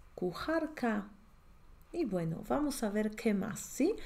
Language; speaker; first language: Spanish; non-native, fluent; Polish